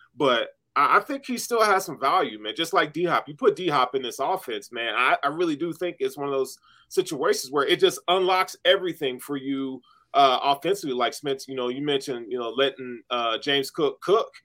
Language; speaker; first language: English; native; English